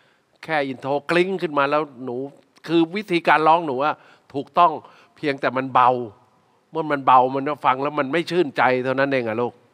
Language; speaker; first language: Thai; native; Thai